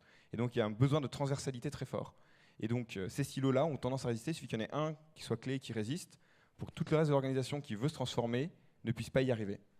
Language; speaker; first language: French; native; French